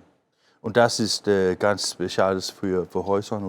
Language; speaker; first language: German; non-native, fluent; Danish